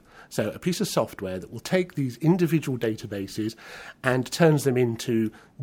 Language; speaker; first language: English; native; English